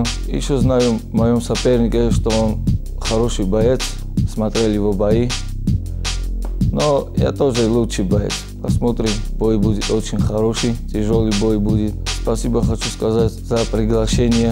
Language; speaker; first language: Russian; non-native, fluent; Georgian